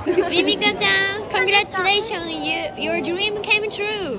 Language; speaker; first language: English; non-native, learner; Japanese